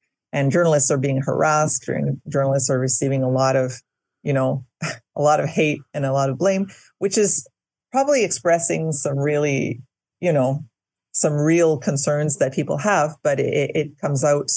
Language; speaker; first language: English; native; English